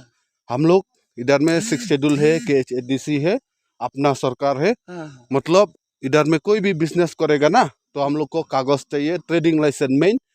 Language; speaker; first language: Hindi; non-native, local second language; Khasi